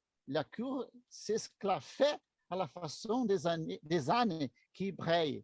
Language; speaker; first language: French; non-native, learner; Portuguese